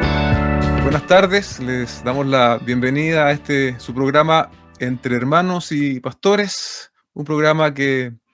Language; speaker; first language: Spanish; native; Spanish